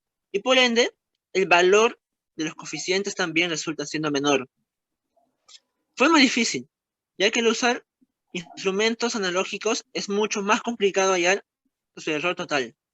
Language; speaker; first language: Spanish; native; Spanish